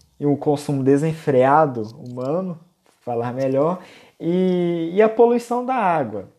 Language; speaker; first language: Portuguese; native; Portuguese